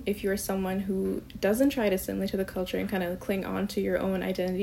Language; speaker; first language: English; non-native, local second language; Urdu